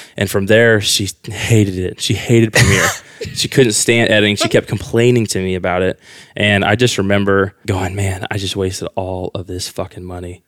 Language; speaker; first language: English; native; English